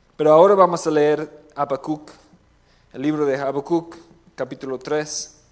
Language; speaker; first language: Spanish; non-native, fluent; English